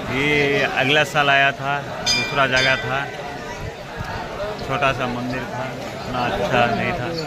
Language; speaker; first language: Hindi; non-native, local second language; Odia